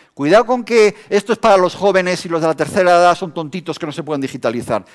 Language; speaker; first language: Spanish; native; Spanish